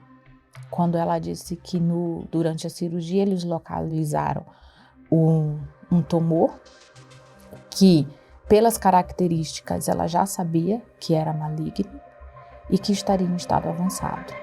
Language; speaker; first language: Portuguese; native; Portuguese